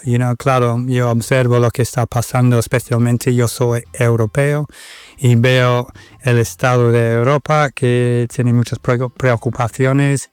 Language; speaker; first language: Spanish; non-native, fluent; English